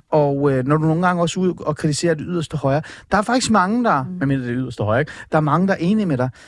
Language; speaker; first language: Danish; early bilingual, other home language; Persian